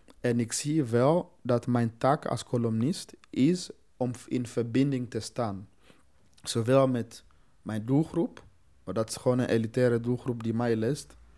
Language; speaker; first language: Dutch; non-native, fluent; Swahili